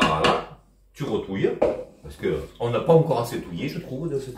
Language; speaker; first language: French; native; French